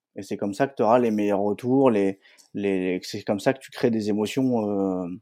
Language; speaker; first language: French; native; French